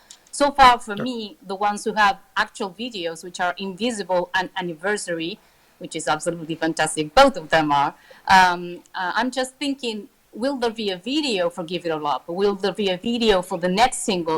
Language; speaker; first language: English; non-native, fluent; Spanish